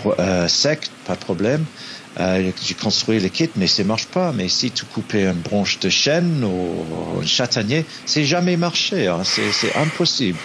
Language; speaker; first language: French; non-native, fluent; English